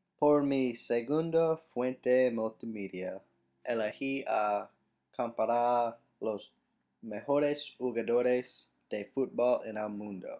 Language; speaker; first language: Spanish; non-native, learner; English